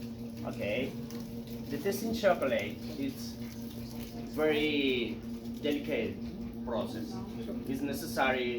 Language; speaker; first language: English; non-native, learner; Spanish